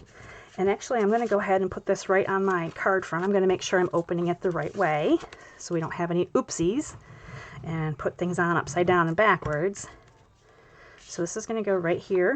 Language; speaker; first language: English; native; English